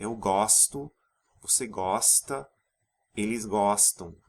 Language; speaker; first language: Portuguese; non-native, fluent; English